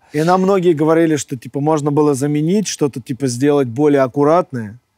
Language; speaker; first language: Russian; native; Russian